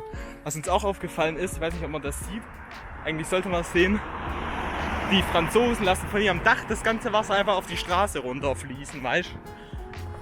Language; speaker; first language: German; native; German